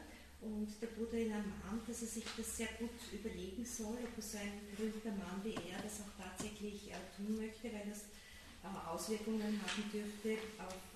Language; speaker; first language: German; native; German